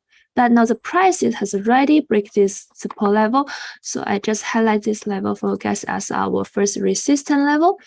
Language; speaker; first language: English; non-native, fluent; Chinese